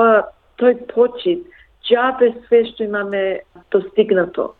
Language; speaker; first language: Macedonian; early bilingual, heritage; Macedonian